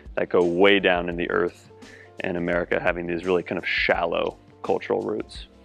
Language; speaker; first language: English; native; English